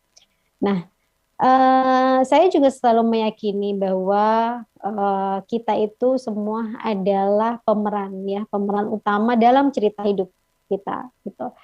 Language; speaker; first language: Indonesian; native; Indonesian